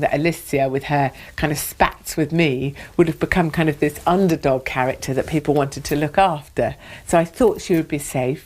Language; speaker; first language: English; native; English